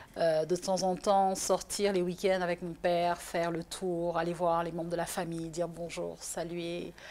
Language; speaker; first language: French; native; French